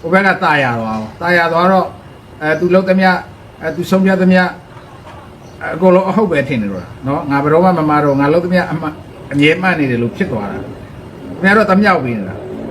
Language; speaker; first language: Burmese; native; Burmese